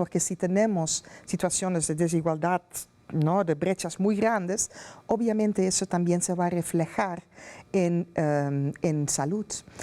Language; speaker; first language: Spanish; non-native, fluent; Dutch